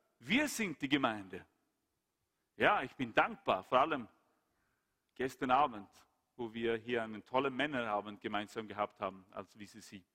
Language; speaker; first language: German; non-native, fluent; Swedish